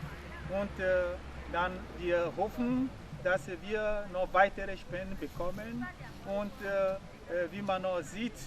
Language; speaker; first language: German; non-native, fluent; Ewe